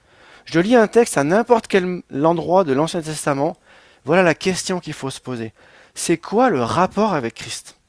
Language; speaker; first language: French; native; French